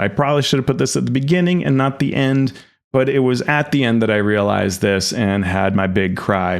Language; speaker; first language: English; native; English